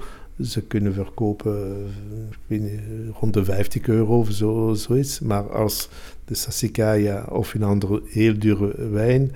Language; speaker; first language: Dutch; non-native, local second language; Italian